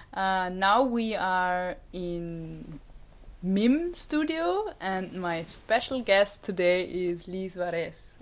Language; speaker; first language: English; non-native, fluent; German